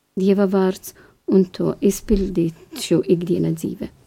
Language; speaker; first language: Latvian; non-native, learner; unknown